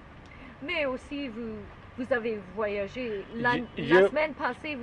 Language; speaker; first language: French; non-native, learner; English